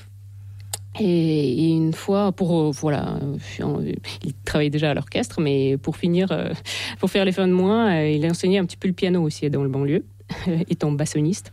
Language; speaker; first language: French; non-native, fluent; Russian